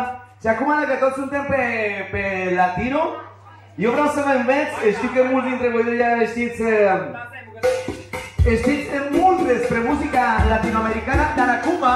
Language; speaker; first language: Romanian; non-native, fluent; Spanish